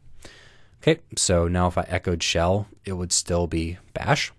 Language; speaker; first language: English; native; English